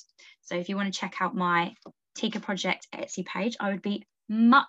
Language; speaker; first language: English; native; English